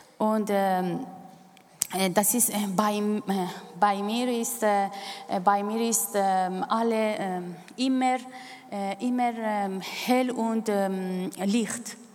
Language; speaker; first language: German; non-native, learner; Kurdish